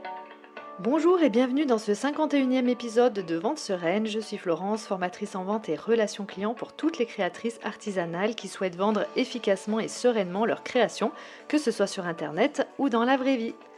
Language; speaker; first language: French; native; French